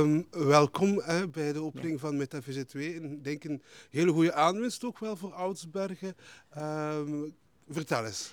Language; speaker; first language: Dutch; native; Dutch